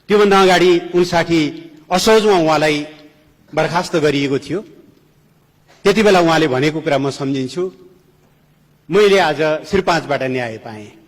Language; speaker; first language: Nepali; native; Nepali